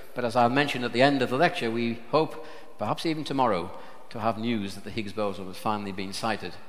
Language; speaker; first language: English; native; English